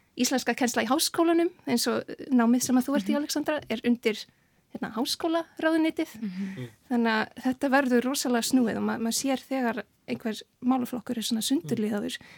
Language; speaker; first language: Icelandic; non-native, fluent; Serbian